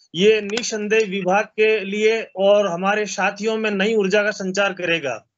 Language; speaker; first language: Hindi; native; Hindi